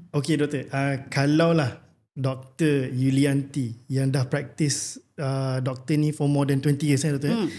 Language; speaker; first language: Malay; native; Malay